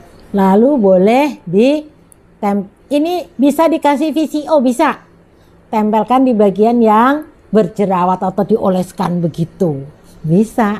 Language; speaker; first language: Indonesian; native; Indonesian